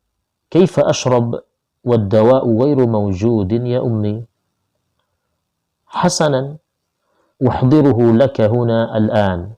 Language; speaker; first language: Arabic; non-native, fluent; Indonesian